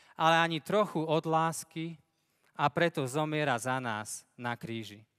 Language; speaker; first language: Slovak; native; Slovak